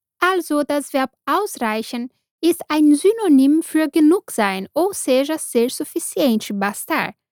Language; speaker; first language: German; non-native, fluent; Portuguese